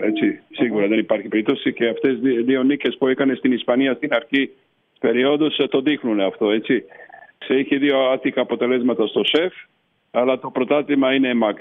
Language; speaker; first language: Greek; non-native, fluent; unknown